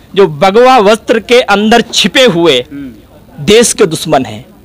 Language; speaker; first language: Hindi; native; Hindi